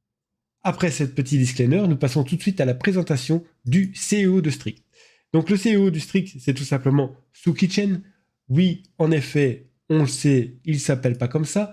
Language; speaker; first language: French; native; French